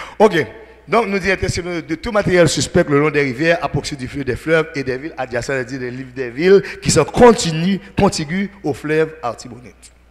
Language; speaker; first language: French; non-native, local second language; Haitian Creole